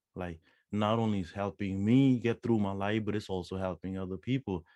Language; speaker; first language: English; non-native, local second language; Punjabi